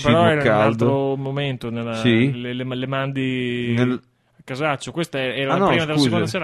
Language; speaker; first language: Italian; native; Italian